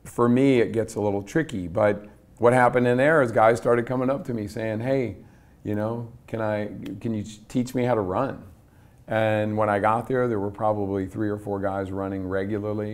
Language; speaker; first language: English; native; English